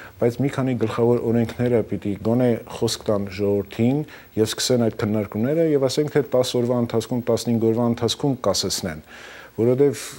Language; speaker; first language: Armenian; early bilingual, heritage; Armenian